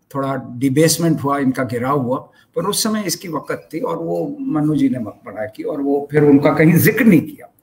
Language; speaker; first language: Hindi; native; Hindi